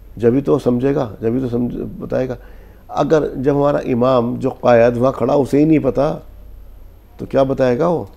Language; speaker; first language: Urdu; native; Urdu